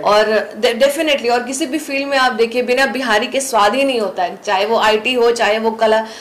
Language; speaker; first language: Hindi; native; Hindi